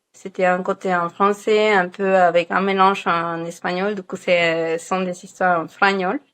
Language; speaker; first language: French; non-native, fluent; Spanish